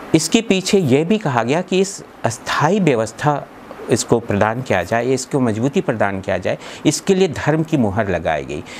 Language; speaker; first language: Hindi; native; Hindi